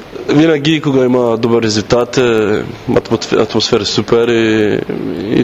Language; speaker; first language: Bulgarian; non-native, learner; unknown